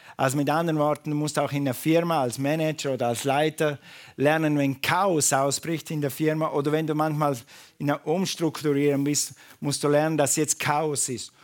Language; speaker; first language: German; non-native, fluent; English